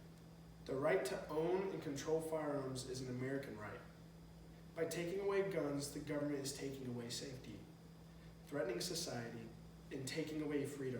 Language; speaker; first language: English; native; English